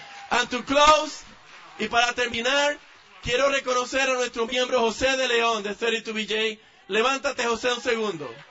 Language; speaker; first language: Spanish; native; Spanish